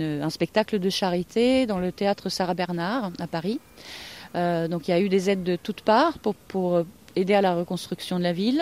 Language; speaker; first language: French; non-native, fluent; Norwegian